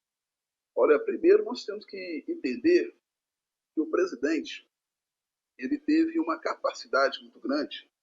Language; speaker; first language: Portuguese; native; Portuguese